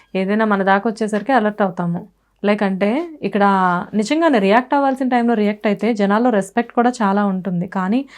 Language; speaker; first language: Telugu; native; Telugu